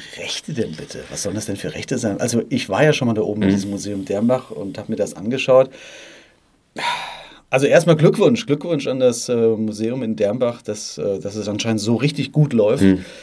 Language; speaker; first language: German; native; German